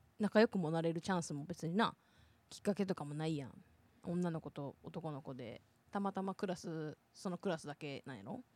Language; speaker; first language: Japanese; native; Japanese